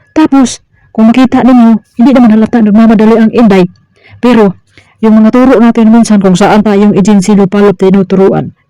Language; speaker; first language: Filipino; non-native, local second language; Cebuano